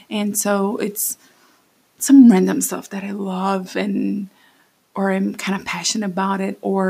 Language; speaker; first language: English; non-native, fluent; Portuguese